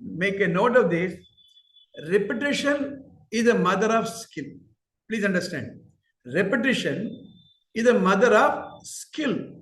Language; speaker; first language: English; non-native, local second language; Tamil